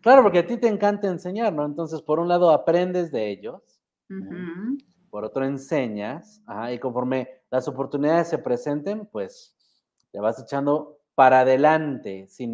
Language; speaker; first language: Spanish; native; Spanish